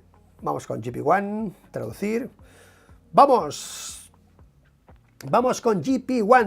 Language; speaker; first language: Spanish; native; Spanish